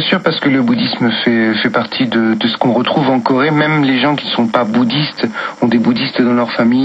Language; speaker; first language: French; native; French